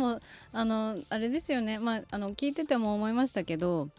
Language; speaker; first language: Japanese; native; Japanese